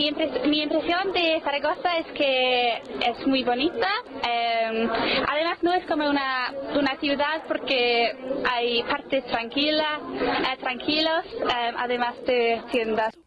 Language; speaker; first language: Spanish; non-native, learner; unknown